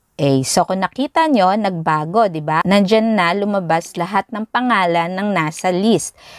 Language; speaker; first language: Filipino; native; Filipino